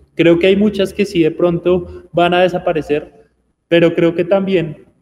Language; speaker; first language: Spanish; native; Spanish